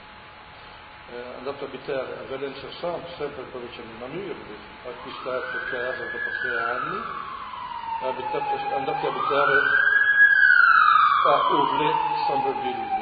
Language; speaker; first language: Italian; early bilingual, heritage; Italian